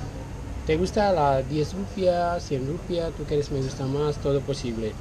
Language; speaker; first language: Spanish; non-native, learner; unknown